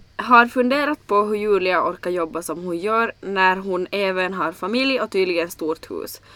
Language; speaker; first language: Swedish; native; Swedish